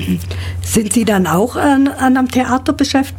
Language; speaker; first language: German; native; German